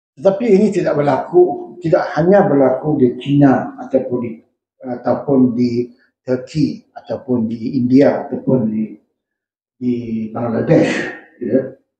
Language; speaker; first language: Malay; native; Malay